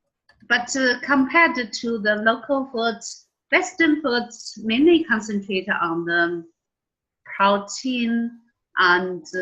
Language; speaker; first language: English; non-native, learner; Chinese